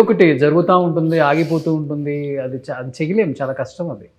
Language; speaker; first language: Telugu; native; Telugu